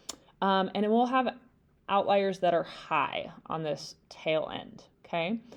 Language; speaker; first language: English; native; English